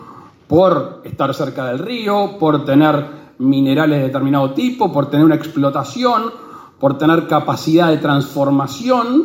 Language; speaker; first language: Spanish; native; Spanish